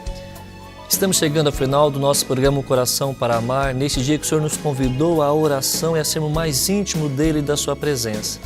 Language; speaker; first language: Portuguese; native; Portuguese